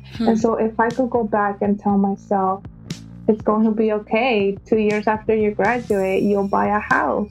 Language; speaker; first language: English; early bilingual, other home language; Spanish